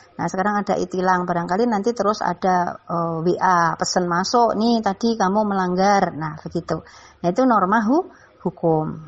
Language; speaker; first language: Indonesian; non-native, local second language; Javanese